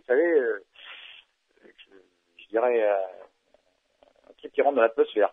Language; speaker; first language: French; native; French